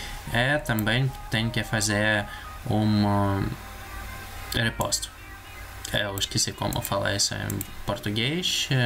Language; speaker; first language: Portuguese; non-native, learner; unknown